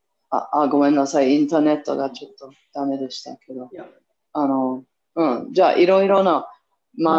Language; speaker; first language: Japanese; non-native, fluent; English